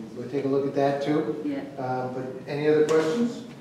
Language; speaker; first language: English; native; English